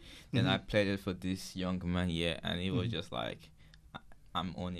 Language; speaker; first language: English; non-native, local second language; Yoruba